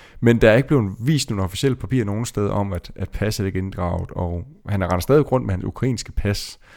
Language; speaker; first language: Danish; native; Danish